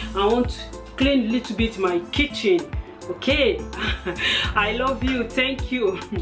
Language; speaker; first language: English; non-native, learner; Lingala